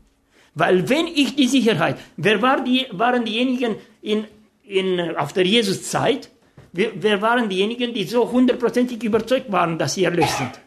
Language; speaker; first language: German; non-native, fluent; Romanian